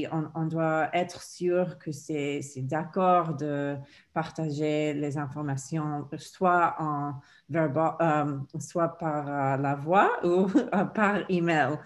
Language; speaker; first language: French; non-native, fluent; English